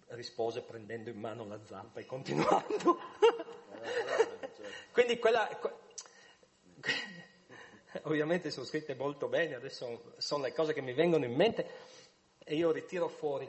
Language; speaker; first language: Italian; native; Italian